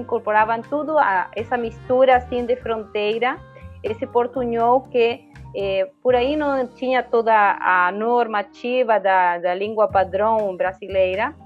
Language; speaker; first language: Portuguese; non-native, fluent; Spanish